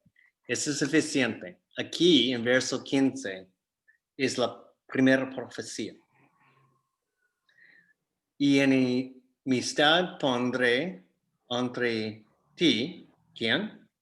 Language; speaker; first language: Spanish; non-native, fluent; English